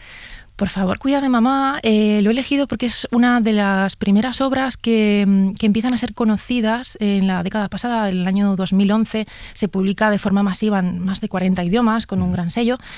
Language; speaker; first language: Spanish; native; Spanish